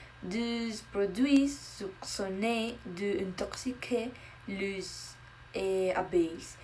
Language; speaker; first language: French; non-native, learner; Spanish